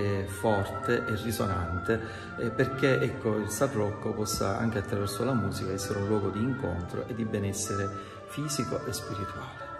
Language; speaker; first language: Italian; native; Italian